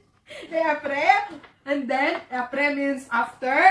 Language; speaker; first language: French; non-native, learner; Filipino